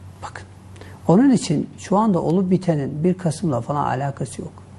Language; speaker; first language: Turkish; non-native, local second language; Kurdish